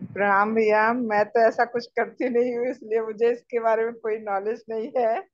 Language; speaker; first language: Hindi; native; Hindi